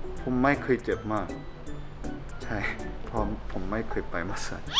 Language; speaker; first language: Thai; non-native, learner; Korean